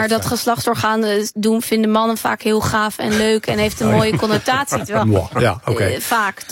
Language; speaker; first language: Dutch; native; Dutch